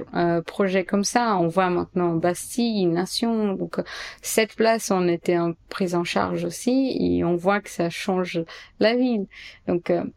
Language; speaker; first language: French; non-native, fluent; Portuguese